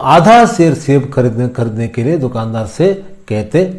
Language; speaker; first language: Hindi; non-native, local second language; Kannada